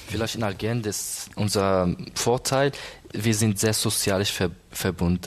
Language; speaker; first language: German; non-native, learner; Arabic